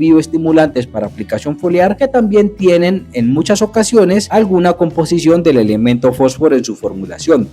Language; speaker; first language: Spanish; native; Spanish